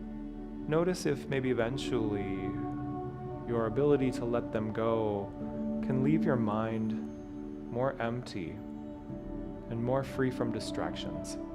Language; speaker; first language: English; native; English